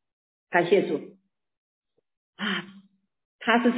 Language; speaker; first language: Chinese; native; Chinese